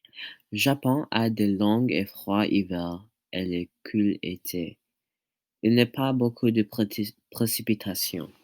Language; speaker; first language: French; non-native, learner; English